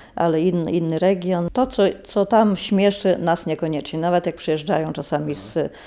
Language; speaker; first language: Polish; non-native, local second language; Lithuanian